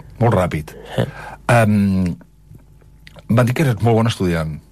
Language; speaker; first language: Catalan; native; Catalan